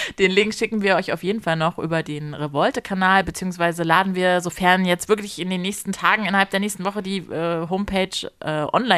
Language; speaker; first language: German; native; German